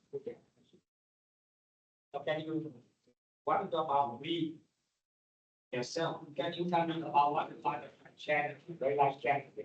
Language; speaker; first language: English; non-native, learner; Vietnamese